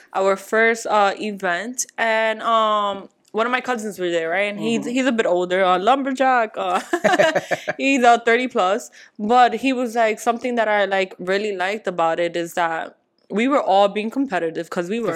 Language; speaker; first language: English; early bilingual, other home language; Spanish